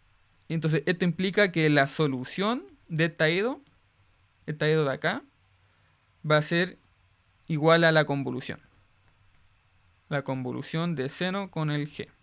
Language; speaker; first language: Spanish; native; Spanish